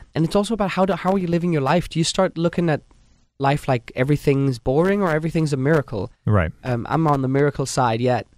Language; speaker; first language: English; non-native, fluent; Danish